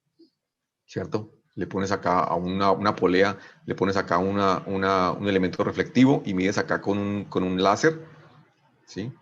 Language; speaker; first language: Spanish; native; Spanish